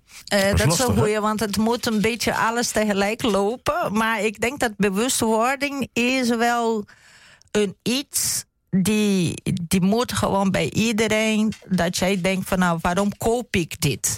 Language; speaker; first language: Dutch; non-native, fluent; Portuguese